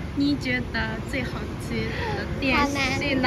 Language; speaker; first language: Chinese; non-native, learner; Japanese